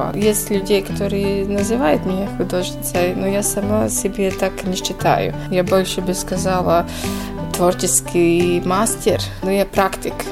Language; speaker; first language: Russian; non-native, local second language; Latvian